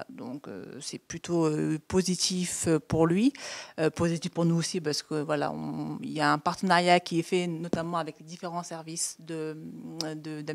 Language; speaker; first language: French; native; French